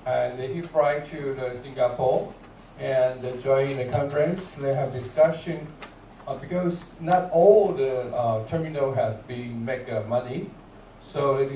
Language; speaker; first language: English; non-native, learner; Chinese